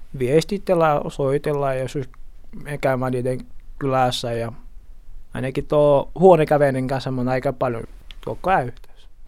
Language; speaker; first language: Finnish; non-native, learner; Portuguese